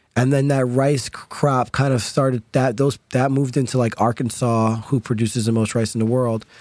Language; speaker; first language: English; native; English